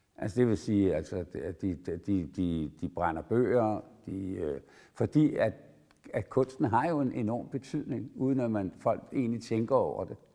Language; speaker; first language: Danish; native; Danish